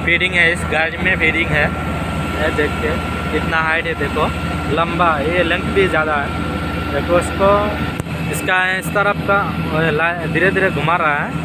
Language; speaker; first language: Hindi; non-native, local second language; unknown